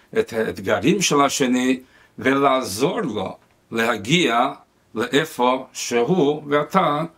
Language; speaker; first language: Hebrew; non-native, fluent; Spanish